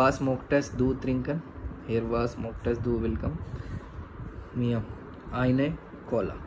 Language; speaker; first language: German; non-native, learner; Hindi